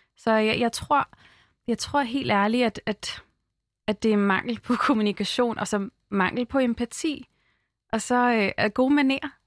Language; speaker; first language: Danish; early bilingual, other home language; Arabic